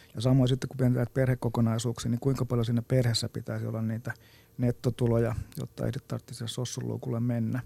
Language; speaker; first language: Finnish; native; Finnish